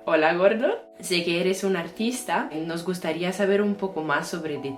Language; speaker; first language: Spanish; native; Spanish